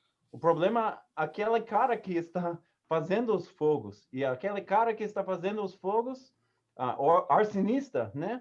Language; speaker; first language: Portuguese; non-native, learner; English